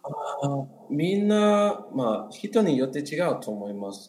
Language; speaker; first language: Japanese; non-native, learner; English